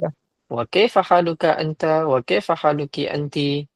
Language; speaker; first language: Arabic; non-native, fluent; Malay